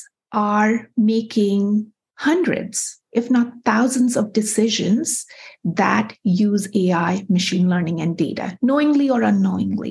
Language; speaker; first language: English; non-native, local second language; Bangla